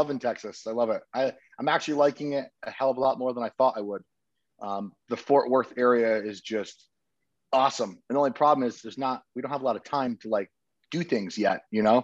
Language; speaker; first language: English; native; English